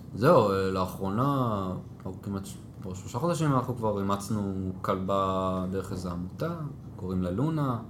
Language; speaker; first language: Hebrew; native; Hebrew